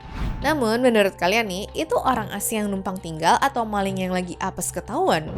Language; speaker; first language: Indonesian; native; Indonesian